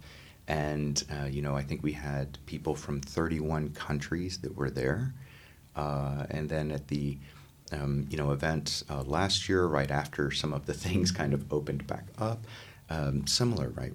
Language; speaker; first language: English; native; English